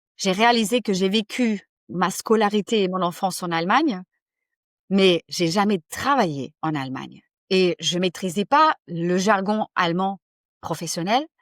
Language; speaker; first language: French; non-native, fluent; German